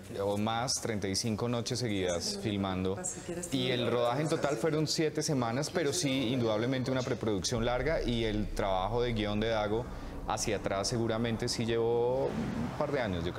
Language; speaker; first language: Spanish; native; Spanish